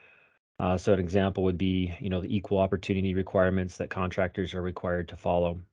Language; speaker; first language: English; native; English